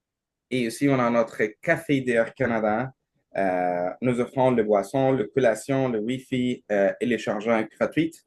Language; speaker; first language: French; non-native, learner; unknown